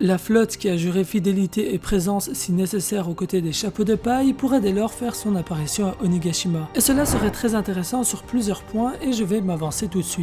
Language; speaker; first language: French; native; French